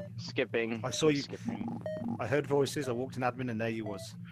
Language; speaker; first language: English; non-native, fluent; Polish